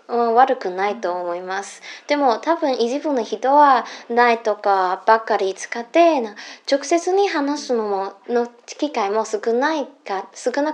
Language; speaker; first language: Japanese; non-native, fluent; Chinese